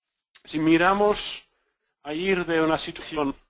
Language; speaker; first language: Spanish; non-native, fluent; Dutch